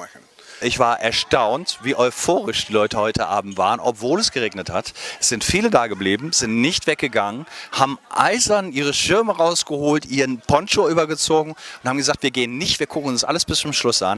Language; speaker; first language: German; native; German